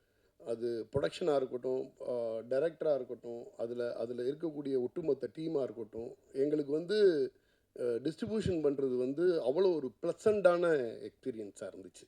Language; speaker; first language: Tamil; native; Tamil